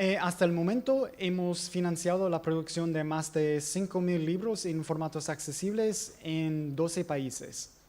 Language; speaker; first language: Spanish; non-native, fluent; English